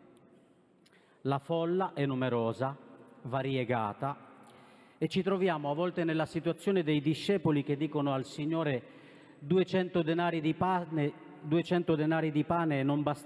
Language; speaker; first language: Italian; non-native, fluent; Romanian